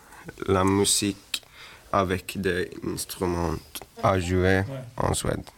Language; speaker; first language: French; non-native, learner; Swedish